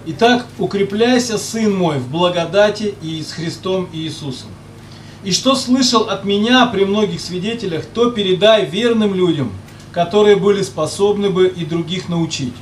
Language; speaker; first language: Russian; native; Russian